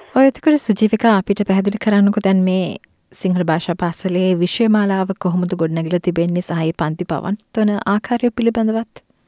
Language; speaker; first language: Sinhala; native; Sinhala